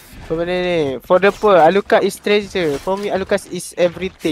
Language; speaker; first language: English; non-native, local second language; Malay